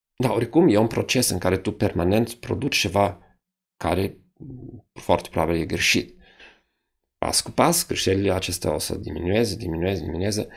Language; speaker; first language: Romanian; non-native, fluent; German